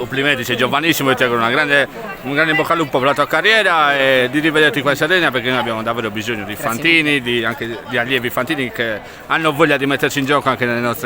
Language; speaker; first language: Italian; native; Italian